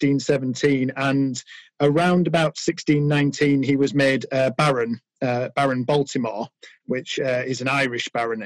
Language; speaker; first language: English; native; English